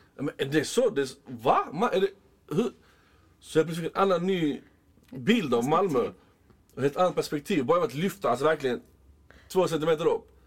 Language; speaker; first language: Swedish; early bilingual, other home language; Arabic